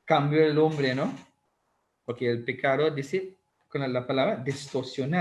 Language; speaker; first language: Spanish; non-native, learner; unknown